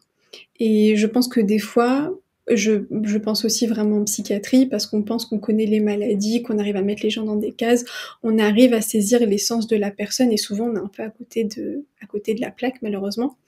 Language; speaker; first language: French; non-native, local second language; Arabic